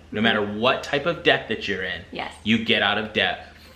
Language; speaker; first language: English; native; English